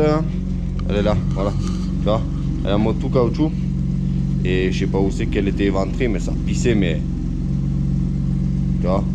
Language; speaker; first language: French; native; French